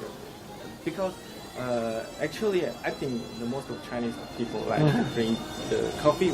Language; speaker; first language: English; non-native, fluent; Korean